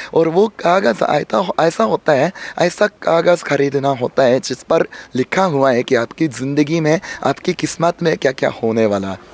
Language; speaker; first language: Hindi; non-native, fluent; Japanese